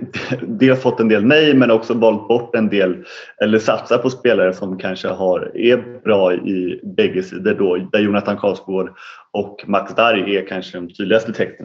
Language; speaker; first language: Swedish; native; Swedish